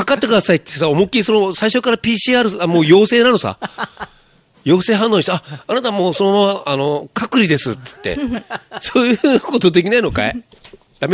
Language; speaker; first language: Japanese; native; Japanese